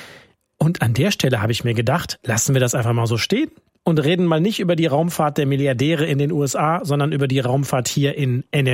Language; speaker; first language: German; native; German